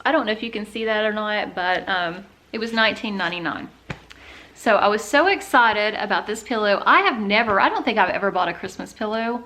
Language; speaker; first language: English; native; English